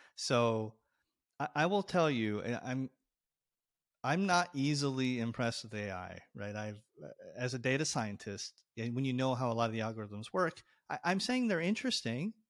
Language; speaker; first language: English; native; English